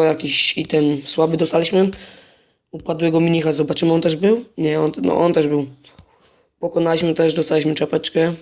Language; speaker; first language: Polish; native; Polish